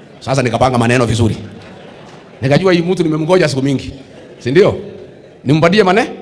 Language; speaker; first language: Swahili; non-native, local second language; Kikuyu